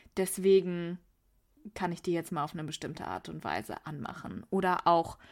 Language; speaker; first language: German; early bilingual, other home language; Persian